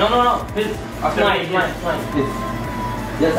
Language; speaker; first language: English; non-native, fluent; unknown